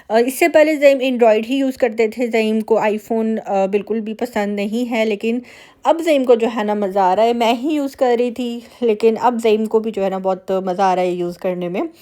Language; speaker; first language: Urdu; native; Urdu